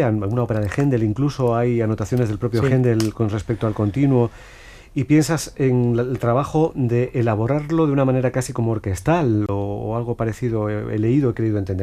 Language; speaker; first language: Spanish; native; Spanish